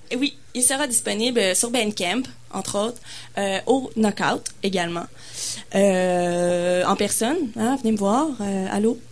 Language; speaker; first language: French; native; French